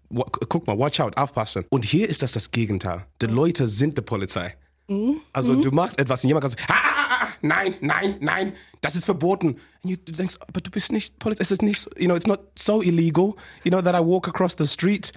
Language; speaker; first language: German; non-native, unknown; Shona